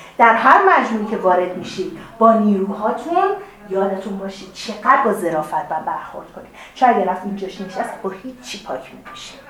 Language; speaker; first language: Persian; native; Persian